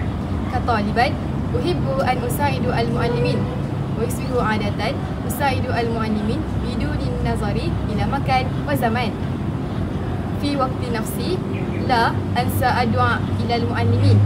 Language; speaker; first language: Arabic; non-native, learner; Malay